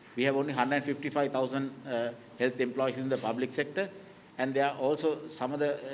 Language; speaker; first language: English; non-native, local second language; Sinhala